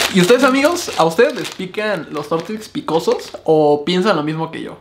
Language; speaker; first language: Spanish; native; Spanish